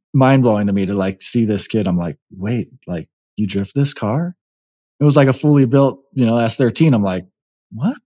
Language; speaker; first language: English; native; English